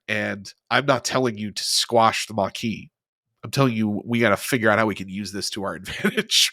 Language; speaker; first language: English; native; English